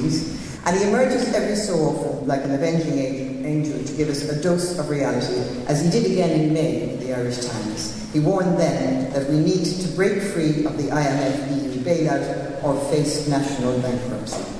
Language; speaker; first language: English; native; English